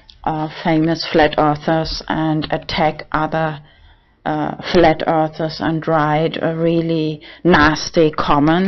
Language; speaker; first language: English; non-native, learner; German